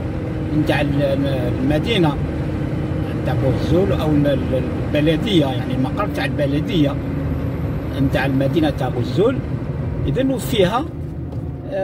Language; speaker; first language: Arabic; native; Arabic